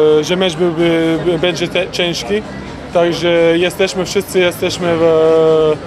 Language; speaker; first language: Polish; non-native, learner; Slovenian